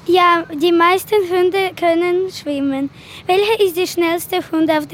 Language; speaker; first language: German; non-native, learner; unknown